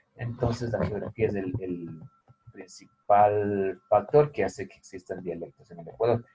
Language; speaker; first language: Spanish; native; Spanish